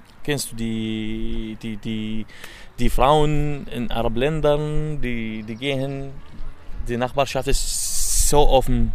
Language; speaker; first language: German; non-native, learner; Arabic